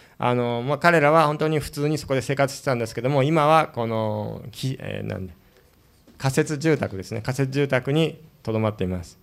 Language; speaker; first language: Japanese; early bilingual, heritage; Spanish